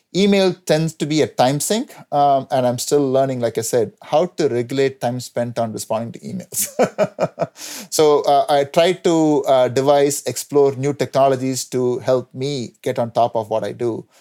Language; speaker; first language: English; non-native, local second language; Tamil